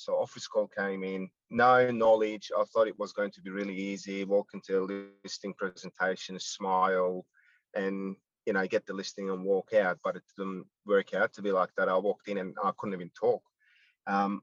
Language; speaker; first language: English; non-native, fluent; Greek